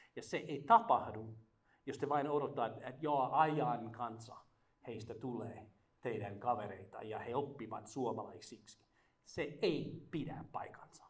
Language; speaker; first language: Finnish; non-native, fluent; English